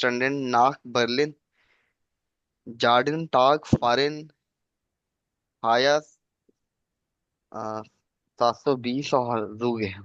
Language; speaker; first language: German; non-native, learner; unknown